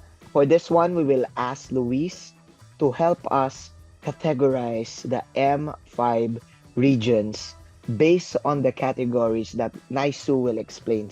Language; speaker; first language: English; non-native, local second language; Filipino